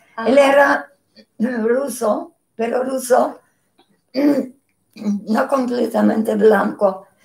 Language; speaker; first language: Spanish; non-native, learner; Polish